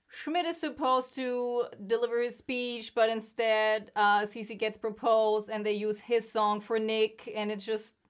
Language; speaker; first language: English; non-native, fluent; German